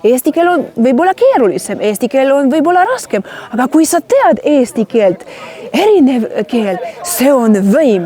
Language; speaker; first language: Estonian; non-native, learner; Croatian